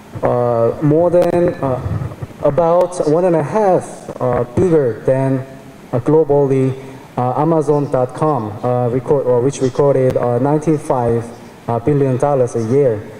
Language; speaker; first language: English; non-native, fluent; Korean